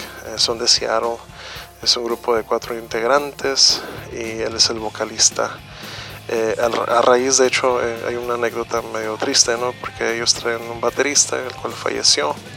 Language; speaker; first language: Spanish; native; Spanish